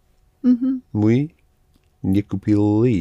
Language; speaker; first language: Russian; non-native, learner; English